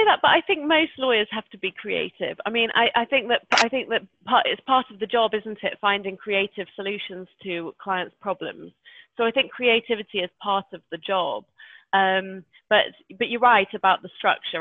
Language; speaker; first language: English; native; English